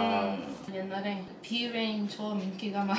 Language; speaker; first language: Korean; non-native, fluent; English